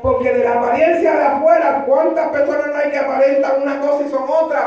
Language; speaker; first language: Spanish; early bilingual, heritage; Spanish